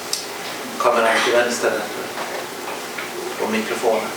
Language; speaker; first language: Swedish; native; Swedish